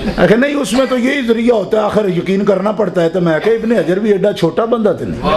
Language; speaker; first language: Urdu; non-native, local second language; Punjabi